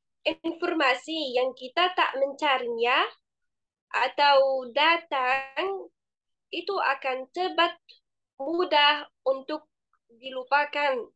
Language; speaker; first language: Indonesian; non-native, fluent; Arabic